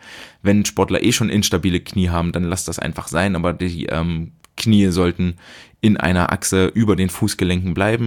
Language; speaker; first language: German; native; German